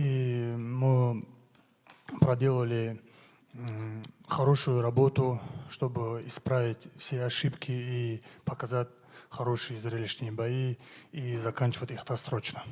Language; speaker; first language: Russian; non-native, local second language; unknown